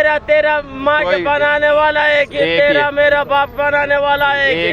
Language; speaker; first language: Hindi; non-native, learner; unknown